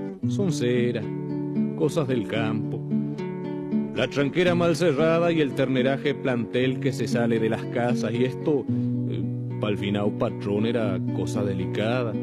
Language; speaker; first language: Spanish; native; Spanish